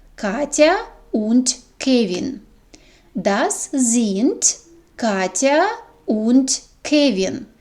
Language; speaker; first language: German; non-native, fluent; Ukrainian